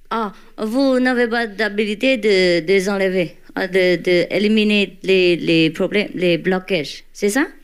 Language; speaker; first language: French; non-native, learner; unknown